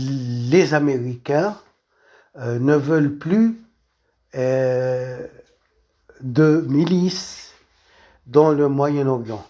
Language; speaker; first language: French; non-native, local second language; Arabic